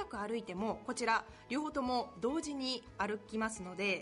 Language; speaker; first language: Japanese; native; Japanese